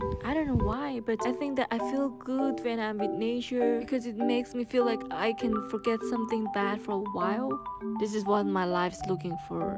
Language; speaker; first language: English; non-native, fluent; Thai